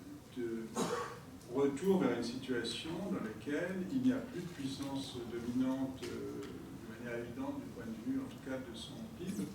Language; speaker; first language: French; native; French